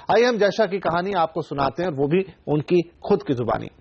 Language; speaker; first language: Hindi; native; Hindi